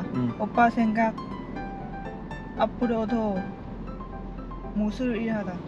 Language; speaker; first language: Korean; non-native, learner; Lao